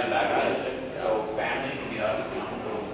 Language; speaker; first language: English; native; English